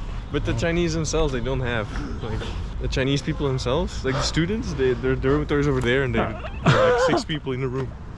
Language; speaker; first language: English; non-native, fluent; Dutch